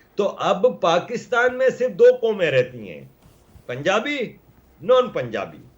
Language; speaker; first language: Urdu; native; Urdu